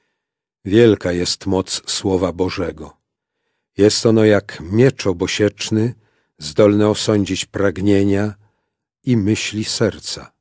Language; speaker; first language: Polish; native; Polish